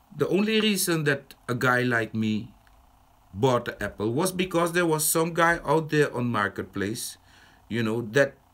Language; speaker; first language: English; non-native, fluent; Dutch